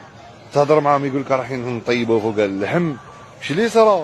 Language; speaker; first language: Arabic; native; Arabic